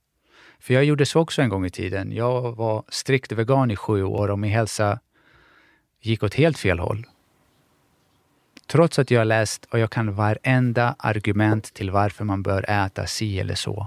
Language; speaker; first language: Swedish; early bilingual, other home language; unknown